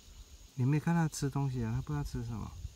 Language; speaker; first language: Chinese; native; Chinese